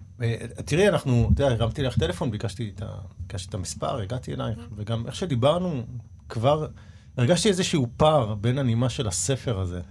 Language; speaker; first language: Hebrew; native; Hebrew